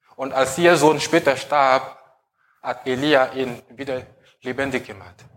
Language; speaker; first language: German; non-native, fluent; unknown